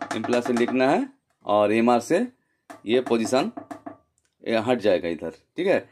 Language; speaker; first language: Hindi; non-native, local second language; Bangla